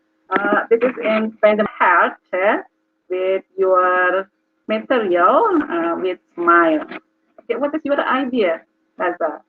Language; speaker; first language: English; non-native, learner; Indonesian